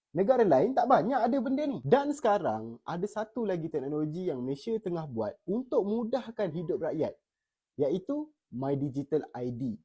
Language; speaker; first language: Malay; native; Malay